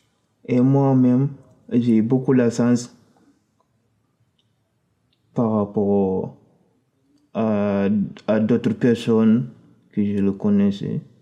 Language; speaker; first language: French; non-native, fluent; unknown